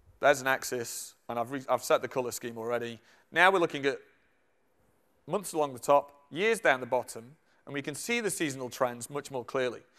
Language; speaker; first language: English; native; English